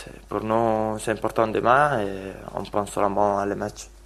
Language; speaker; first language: French; non-native, fluent; Italian